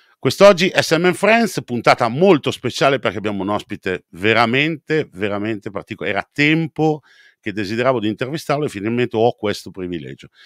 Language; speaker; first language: Italian; native; Italian